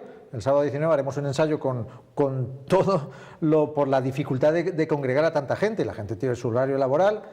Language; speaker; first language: Spanish; native; Spanish